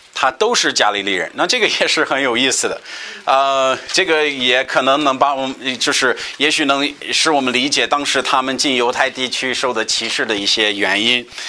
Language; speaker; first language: Chinese; non-native, fluent; English